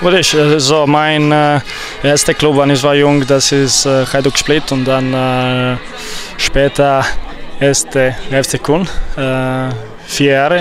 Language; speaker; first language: German; non-native, learner; Croatian